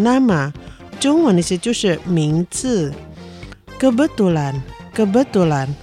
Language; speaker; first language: Chinese; non-native, learner; Indonesian